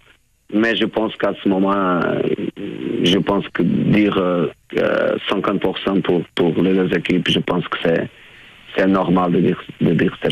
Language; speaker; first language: French; non-native, fluent; Portuguese